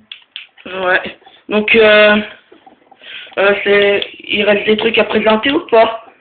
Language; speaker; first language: French; native; French